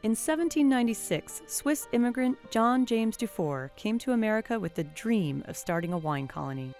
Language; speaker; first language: English; native; English